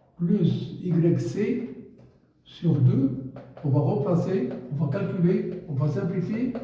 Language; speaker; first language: French; non-native, local second language; Arabic